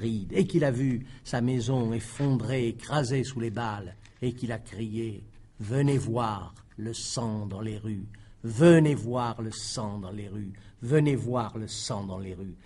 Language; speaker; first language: French; native; French